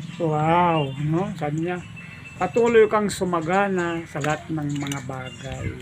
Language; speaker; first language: Filipino; non-native, local second language; Iloko